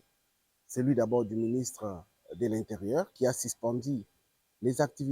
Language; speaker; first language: French; non-native, local second language; Lingala